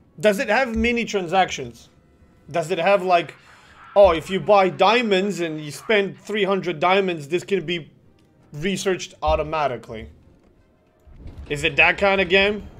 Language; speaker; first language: English; non-native, fluent; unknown